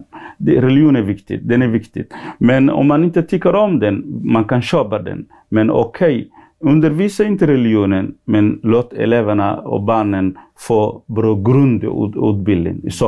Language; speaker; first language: Swedish; non-native, fluent; Somali